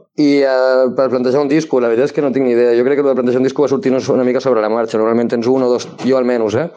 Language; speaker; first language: Catalan; non-native, local second language; Spanish